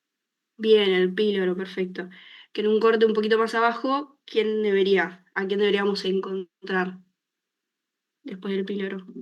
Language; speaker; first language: Spanish; native; Spanish